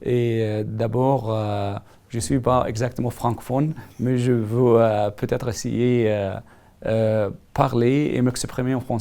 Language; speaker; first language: French; non-native, learner; Arabic